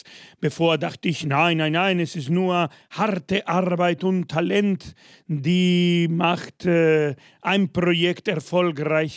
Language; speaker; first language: German; non-native, fluent; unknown